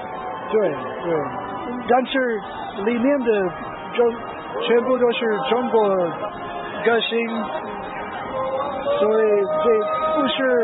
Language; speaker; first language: Chinese; non-native, learner; English